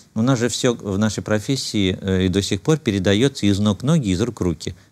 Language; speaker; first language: Russian; native; Russian